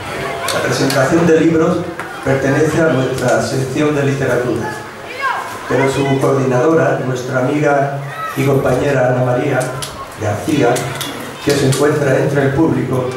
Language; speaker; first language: Spanish; native; Spanish